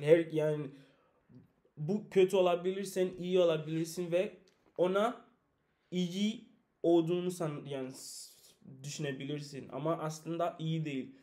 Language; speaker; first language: Turkish; non-native, learner; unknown